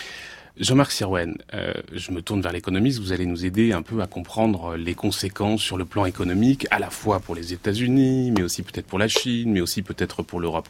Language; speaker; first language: French; native; French